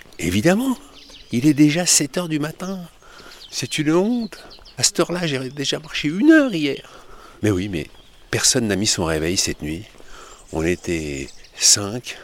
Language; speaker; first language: French; native; French